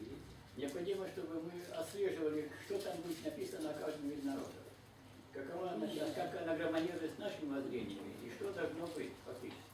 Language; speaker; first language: Russian; native; Russian